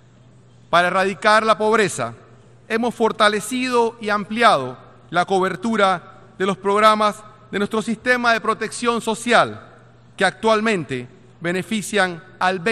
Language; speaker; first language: Spanish; native; Spanish